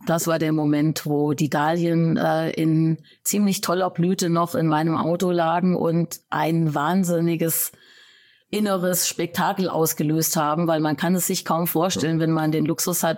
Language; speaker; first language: German; native; German